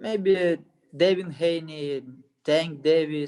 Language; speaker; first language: English; non-native, learner; Russian